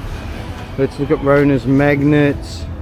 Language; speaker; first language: English; native; English